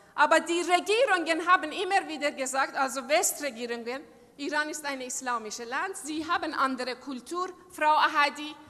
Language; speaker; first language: German; non-native, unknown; Persian